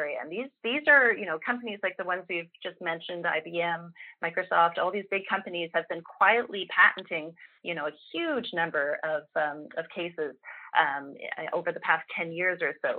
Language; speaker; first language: English; native; English